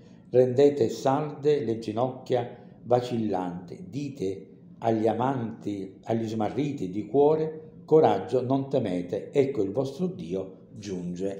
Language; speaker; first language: Italian; native; Italian